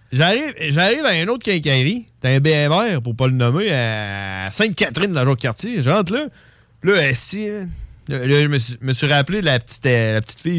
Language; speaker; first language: French; native; French